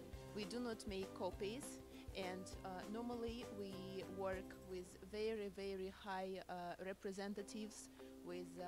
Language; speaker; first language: English; non-native, fluent; Russian